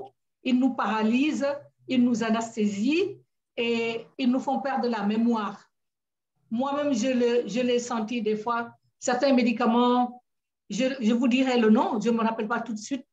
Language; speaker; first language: French; native; French